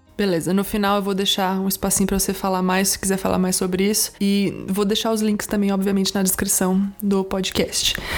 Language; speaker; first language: Portuguese; native; Portuguese